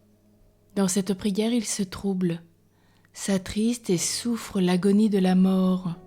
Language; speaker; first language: French; native; French